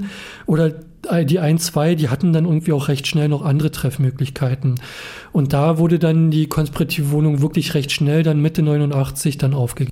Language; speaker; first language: German; native; German